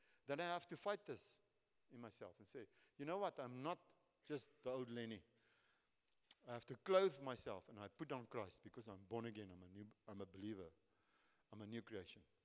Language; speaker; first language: English; non-native, local second language; Afrikaans